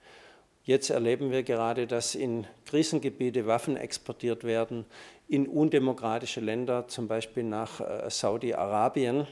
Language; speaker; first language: German; native; German